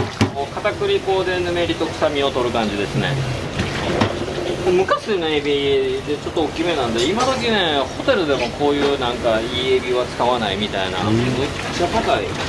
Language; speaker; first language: Japanese; native; Japanese